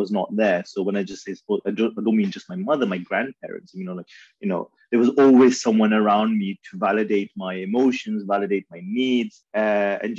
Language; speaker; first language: English; early bilingual, other home language; Urdu